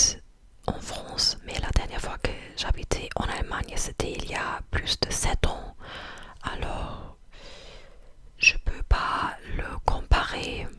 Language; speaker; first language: French; non-native, fluent; English